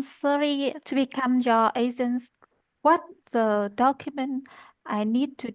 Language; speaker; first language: English; non-native, learner; Vietnamese